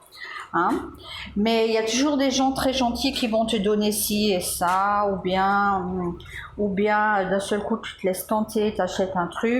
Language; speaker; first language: French; native; French